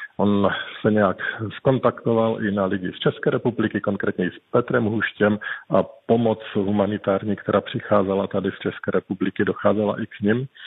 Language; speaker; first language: Czech; native; Czech